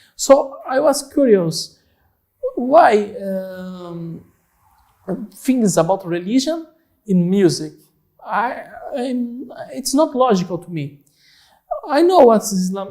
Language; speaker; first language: English; non-native, learner; Portuguese